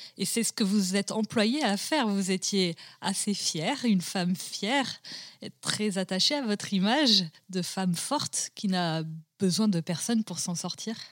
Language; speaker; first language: French; native; French